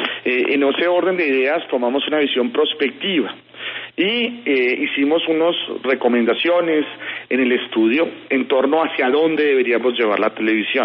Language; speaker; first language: Spanish; native; Spanish